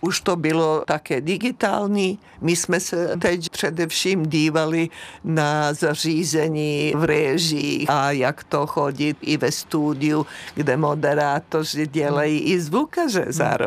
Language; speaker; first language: Czech; native; Czech